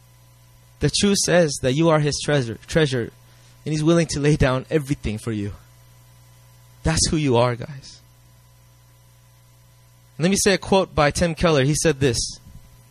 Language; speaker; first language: English; native; English